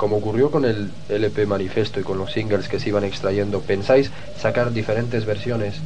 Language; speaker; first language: Spanish; native; Spanish